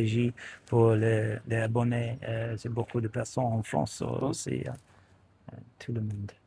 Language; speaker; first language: French; non-native, learner; English